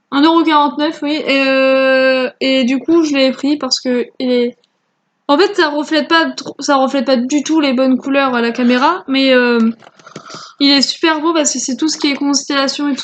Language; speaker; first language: French; native; French